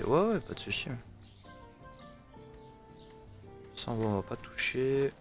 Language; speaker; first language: French; native; French